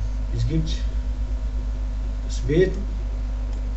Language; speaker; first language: German; non-native, fluent; Arabic